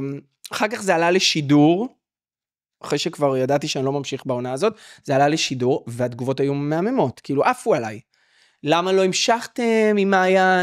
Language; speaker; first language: Hebrew; native; Hebrew